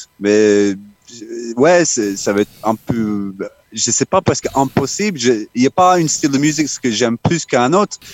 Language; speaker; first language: French; non-native, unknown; English